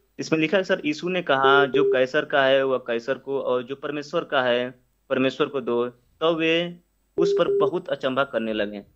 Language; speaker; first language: Hindi; native; Hindi